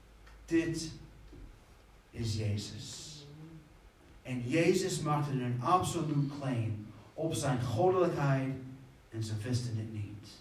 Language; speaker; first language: Dutch; non-native, fluent; English